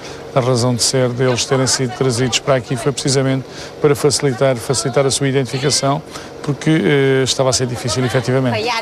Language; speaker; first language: Portuguese; native; Portuguese